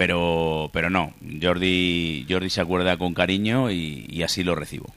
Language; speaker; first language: Spanish; native; Spanish